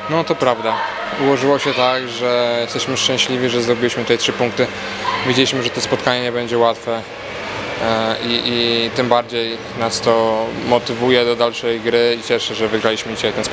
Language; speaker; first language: Polish; native; Polish